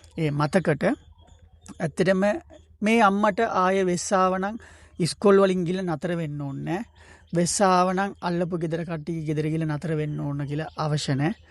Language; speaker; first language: Sinhala; non-native, local second language; Tamil